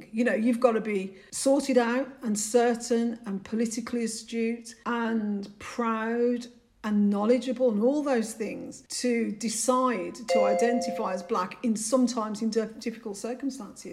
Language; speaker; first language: English; native; English